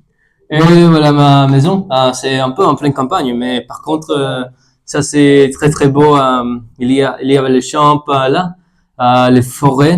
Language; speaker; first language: French; non-native, learner; Spanish